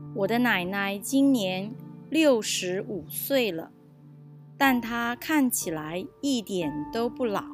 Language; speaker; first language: Chinese; early bilingual, heritage; English